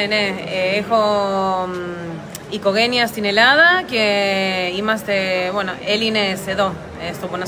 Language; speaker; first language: Greek; early bilingual, heritage; Greek